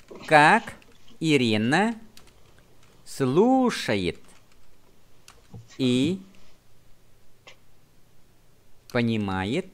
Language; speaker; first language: Russian; non-native, fluent; Vietnamese